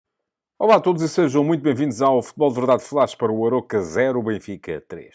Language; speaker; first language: Portuguese; native; Portuguese